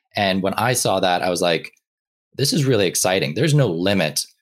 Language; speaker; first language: English; native; English